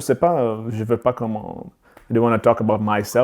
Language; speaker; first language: French; non-native, learner; Portuguese